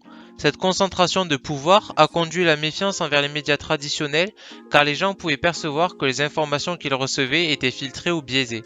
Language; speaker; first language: French; native; French